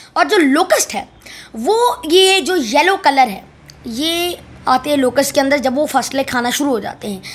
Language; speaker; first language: Urdu; non-native, local second language; Punjabi